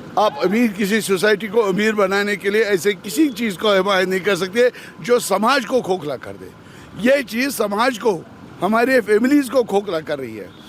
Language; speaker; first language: Urdu; non-native, local second language; Kashmiri